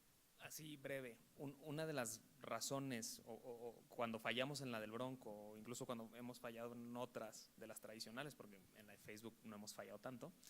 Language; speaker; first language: Spanish; native; Spanish